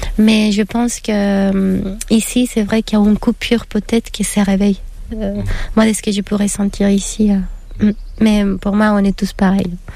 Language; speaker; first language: French; non-native, fluent; Spanish